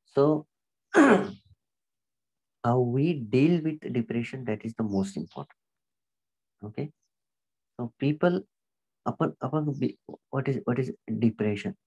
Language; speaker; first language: Hindi; non-native, local second language; Marathi